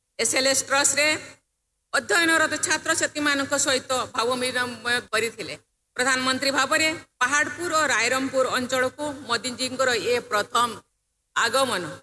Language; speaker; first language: Odia; non-native, local second language; Santali